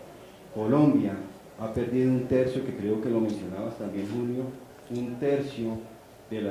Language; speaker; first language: Spanish; native; Spanish